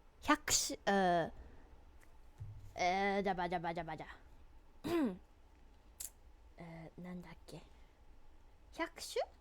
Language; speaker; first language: Japanese; non-native, learner; English